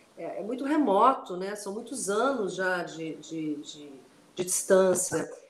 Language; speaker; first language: Portuguese; non-native, local second language; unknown